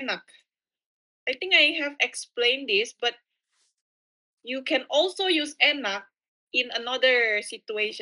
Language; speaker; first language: English; non-native, fluent; Indonesian